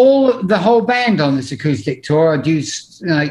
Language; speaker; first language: English; native; English